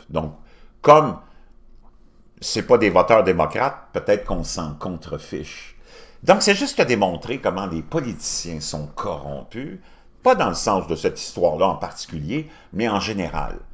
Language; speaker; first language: French; native; French